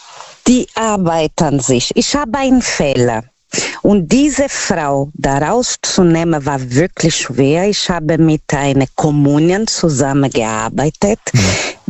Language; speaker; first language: German; non-native, learner; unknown